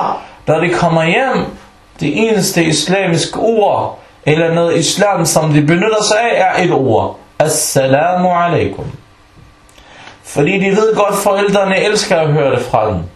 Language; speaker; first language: Danish; non-native, fluent; Arabic